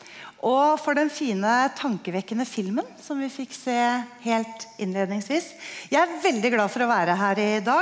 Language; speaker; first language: Norwegian; native; Norwegian